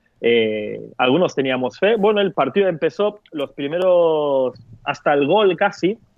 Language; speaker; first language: Spanish; non-native, fluent; Turkish